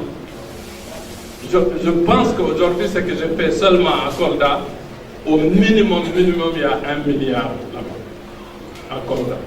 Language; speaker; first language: French; non-native, local second language; Fula